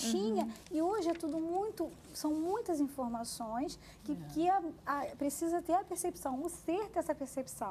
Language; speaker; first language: Portuguese; native; Portuguese